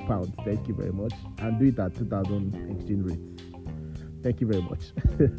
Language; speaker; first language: English; non-native, local second language; Yoruba